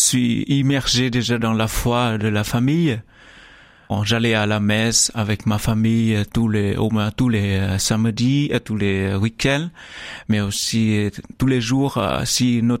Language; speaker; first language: French; non-native, learner; Vietnamese